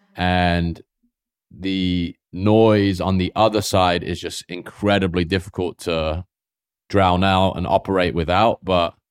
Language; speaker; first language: English; native; English